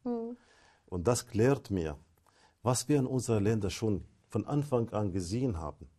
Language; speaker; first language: German; non-native, fluent; Arabic